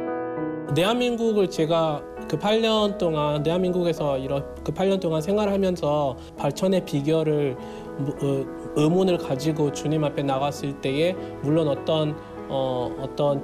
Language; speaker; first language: Korean; non-native, fluent; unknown